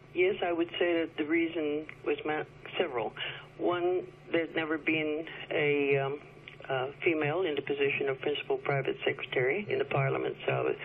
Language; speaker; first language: English; early bilingual, other home language; Chinese